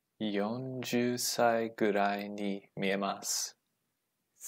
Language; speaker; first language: Japanese; non-native, learner; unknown